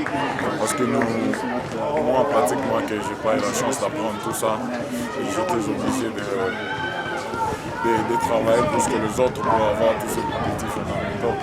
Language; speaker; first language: French; non-native, local second language; Swahili